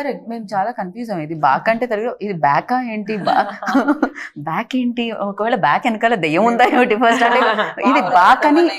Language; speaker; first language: Telugu; native; Telugu